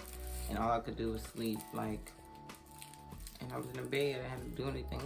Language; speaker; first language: English; native; English